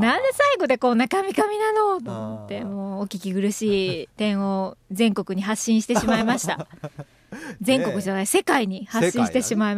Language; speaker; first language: Japanese; native; Japanese